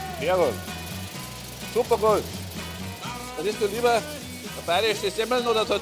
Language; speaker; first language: German; native; German